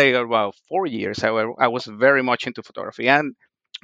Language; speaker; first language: English; non-native, fluent; Spanish